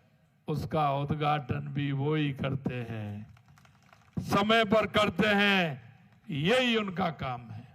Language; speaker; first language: Hindi; native; Hindi